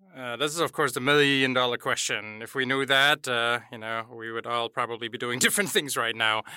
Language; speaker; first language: English; non-native, fluent; German